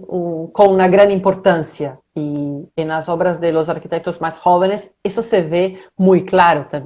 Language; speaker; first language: Spanish; non-native, fluent; Portuguese